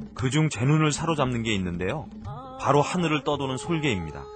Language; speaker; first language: Korean; native; Korean